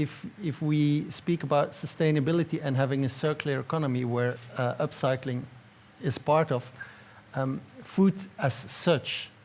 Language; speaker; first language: English; non-native, fluent; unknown